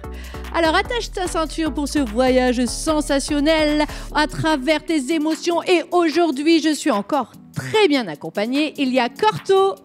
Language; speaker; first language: French; native; French